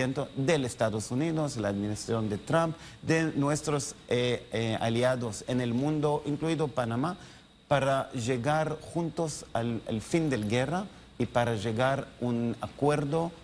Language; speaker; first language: Spanish; non-native, learner; Hebrew